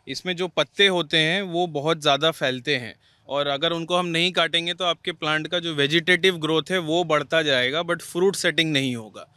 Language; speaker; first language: Hindi; native; Hindi